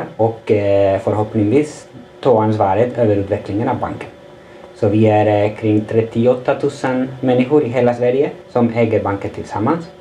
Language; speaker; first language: Swedish; non-native, fluent; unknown